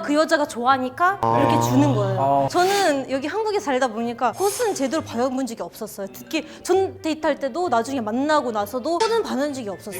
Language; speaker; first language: Korean; non-native, fluent; Ukrainian